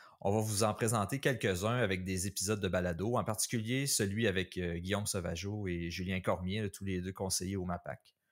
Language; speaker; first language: French; native; French